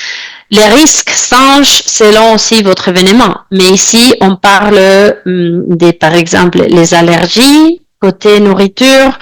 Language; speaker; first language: French; non-native, fluent; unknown